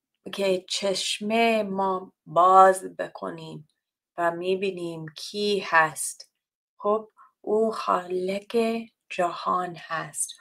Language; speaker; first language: Persian; non-native, fluent; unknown